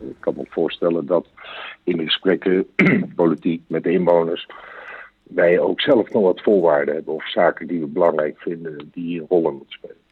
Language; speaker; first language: Dutch; native; Dutch